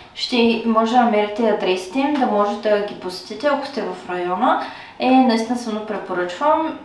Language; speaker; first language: Bulgarian; native; Bulgarian